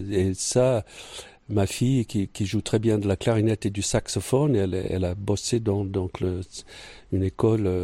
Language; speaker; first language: French; non-native, fluent; English